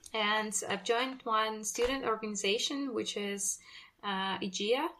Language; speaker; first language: English; non-native, fluent; Russian